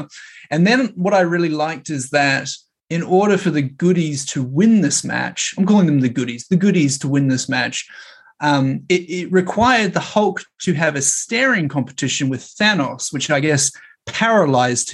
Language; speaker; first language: English; native; English